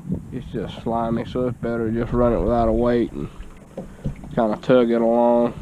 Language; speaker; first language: English; native; English